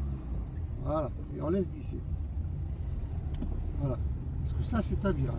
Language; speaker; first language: French; native; French